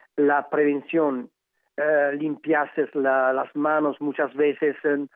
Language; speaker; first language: Spanish; non-native, learner; Italian